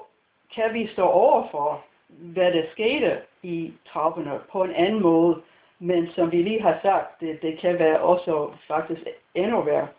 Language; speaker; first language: Danish; non-native, fluent; English